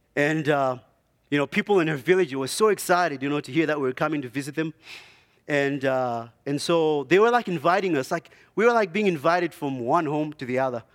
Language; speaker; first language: English; non-native, local second language; Shona